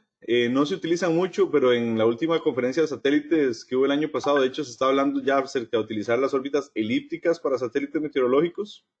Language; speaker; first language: Spanish; native; Spanish